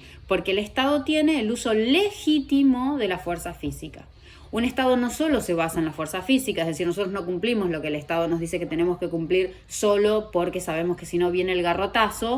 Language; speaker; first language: Spanish; native; Spanish